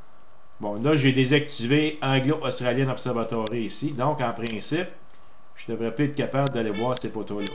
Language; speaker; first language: French; native; French